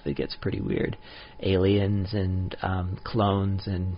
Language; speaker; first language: English; native; English